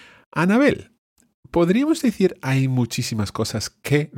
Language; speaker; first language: Spanish; non-native, fluent; English